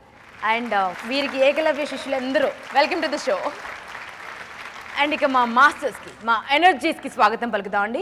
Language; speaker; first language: Telugu; native; Telugu